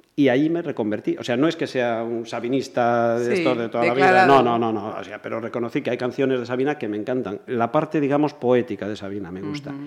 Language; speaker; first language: Spanish; native; Spanish